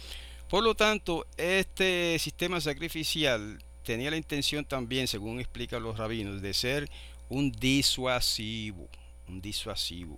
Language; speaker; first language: Spanish; native; Spanish